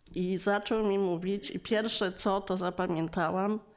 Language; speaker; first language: Polish; native; Polish